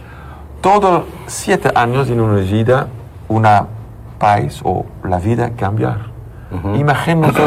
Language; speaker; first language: Spanish; non-native, learner; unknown